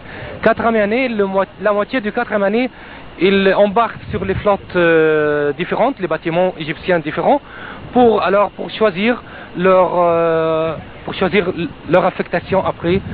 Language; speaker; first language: French; non-native, fluent; Arabic